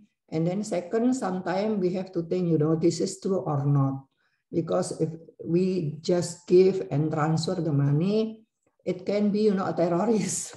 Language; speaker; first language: English; non-native, learner; Indonesian